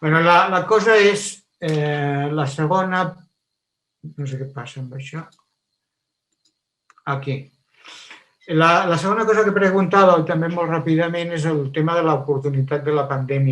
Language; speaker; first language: Catalan; native; Catalan